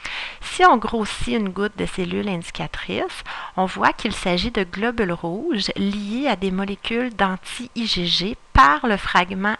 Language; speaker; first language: French; native; French